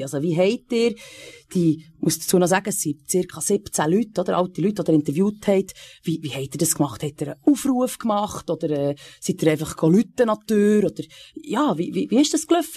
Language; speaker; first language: German; native; German